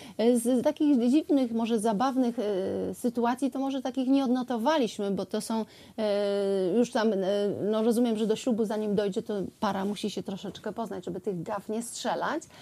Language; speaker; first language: Polish; native; Polish